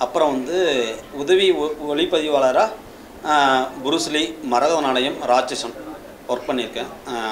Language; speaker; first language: Tamil; native; Tamil